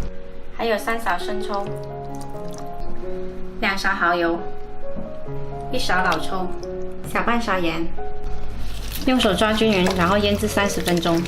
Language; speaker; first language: Chinese; non-native, local second language; Hakka Chinese